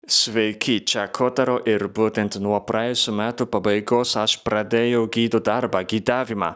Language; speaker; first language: Lithuanian; non-native, fluent; Japanese